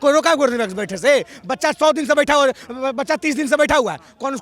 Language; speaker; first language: Hindi; native; Hindi